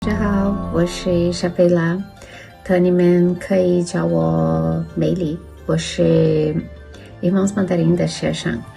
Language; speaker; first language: Chinese; non-native, learner; Portuguese